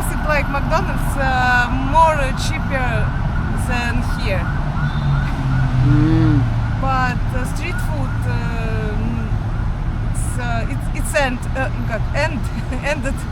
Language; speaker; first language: English; non-native, learner; Russian